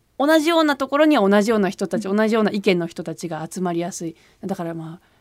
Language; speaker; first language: Japanese; early bilingual, heritage; Japanese